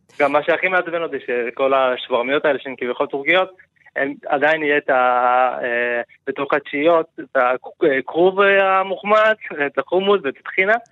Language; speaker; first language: Hebrew; non-native, fluent; Turkish